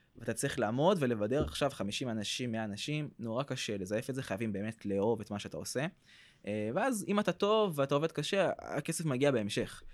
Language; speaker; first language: Hebrew; early bilingual, other home language; French